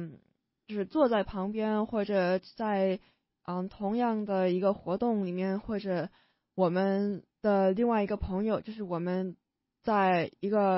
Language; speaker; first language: Chinese; early bilingual, heritage; Chinese